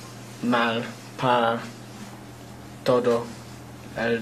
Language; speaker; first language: Spanish; non-native, learner; English